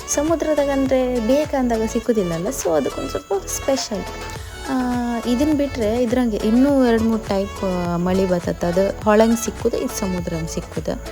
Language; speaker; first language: Kannada; native; Kannada